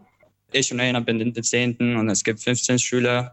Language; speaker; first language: German; non-native, learner; Albanian